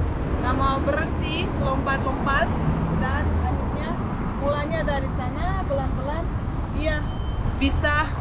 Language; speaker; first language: Indonesian; non-native, fluent; Russian